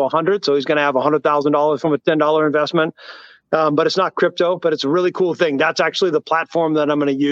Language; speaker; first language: English; native; English